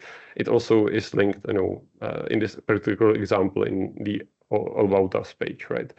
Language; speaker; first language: English; non-native, fluent; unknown